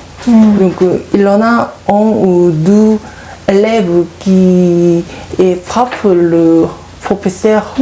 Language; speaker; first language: French; non-native, learner; Korean